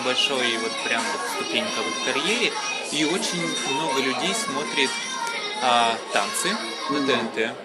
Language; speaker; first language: Russian; native; Russian